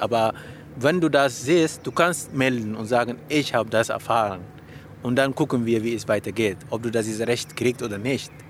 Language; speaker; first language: German; non-native, learner; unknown